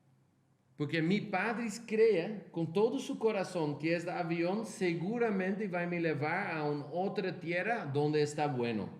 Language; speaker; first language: Spanish; non-native, fluent; Portuguese